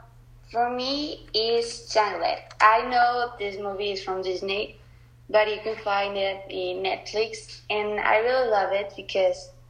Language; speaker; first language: English; non-native, learner; Spanish